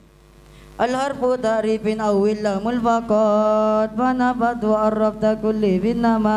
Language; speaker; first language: Arabic; non-native, learner; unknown